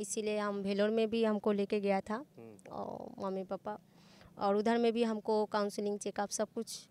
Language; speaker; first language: Hindi; non-native, local second language; Bangla